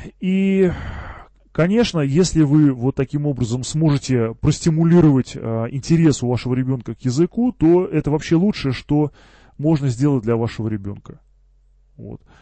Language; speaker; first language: Russian; early bilingual, heritage; Russian